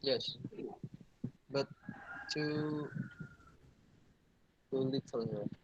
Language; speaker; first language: English; non-native, learner; Indonesian